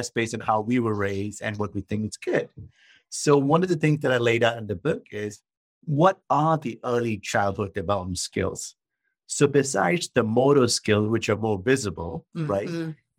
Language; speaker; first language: English; non-native, local second language; Tamil